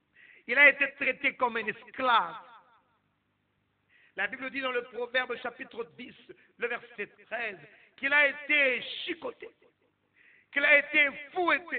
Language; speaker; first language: French; non-native, local second language; Lingala